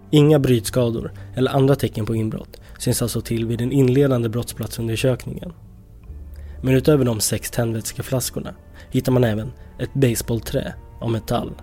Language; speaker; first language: Swedish; native; Swedish